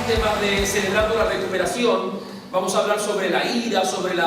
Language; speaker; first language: Spanish; native; Spanish